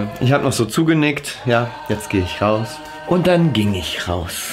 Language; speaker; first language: German; native; German